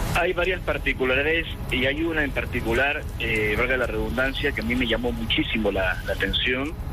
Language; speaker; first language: Spanish; native; Spanish